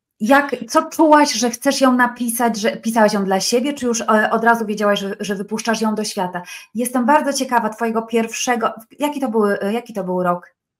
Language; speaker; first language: Polish; native; Polish